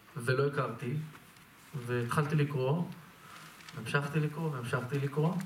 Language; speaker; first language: Hebrew; native; Hebrew